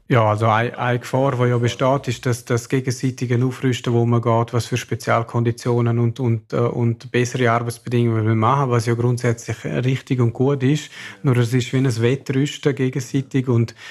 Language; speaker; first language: German; non-native, local second language; Romansh